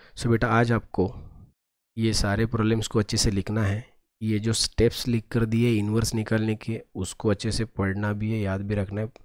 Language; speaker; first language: Hindi; non-native, local second language; Marathi